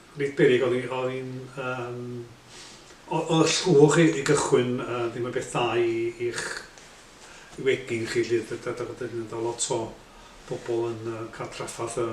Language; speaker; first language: Welsh; native; Welsh